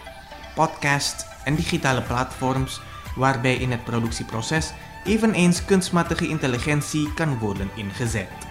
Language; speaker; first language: Dutch; non-native, fluent; Indonesian